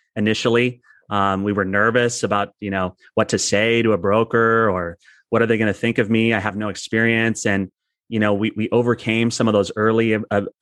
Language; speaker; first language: English; native; English